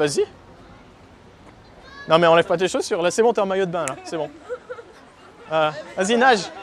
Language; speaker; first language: French; native; French